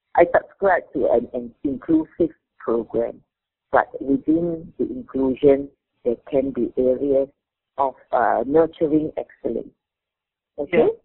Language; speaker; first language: English; non-native, local second language; Min Nan Chinese